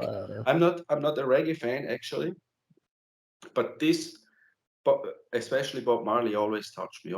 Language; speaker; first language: English; non-native, fluent; German